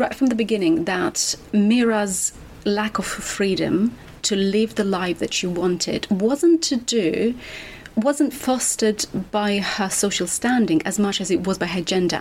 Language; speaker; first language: English; non-native, fluent; Romanian